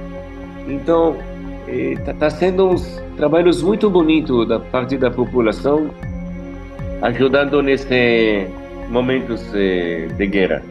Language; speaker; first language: Portuguese; non-native, fluent; Hebrew